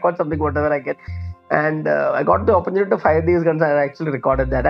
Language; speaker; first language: English; non-native, local second language; Malayalam